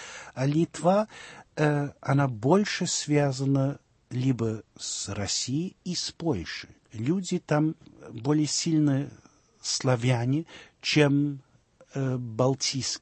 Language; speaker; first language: Russian; early bilingual, heritage; Russian